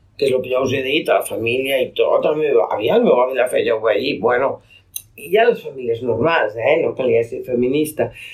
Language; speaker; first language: Catalan; native; Catalan